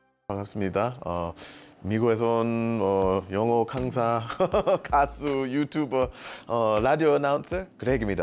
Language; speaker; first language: Korean; non-native, learner; English